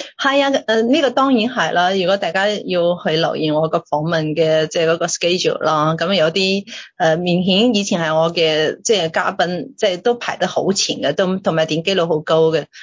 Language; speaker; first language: Cantonese; non-native, local second language; Chinese